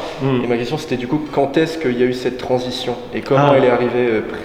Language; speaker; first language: French; native; French